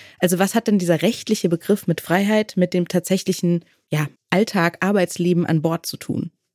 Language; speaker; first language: German; native; German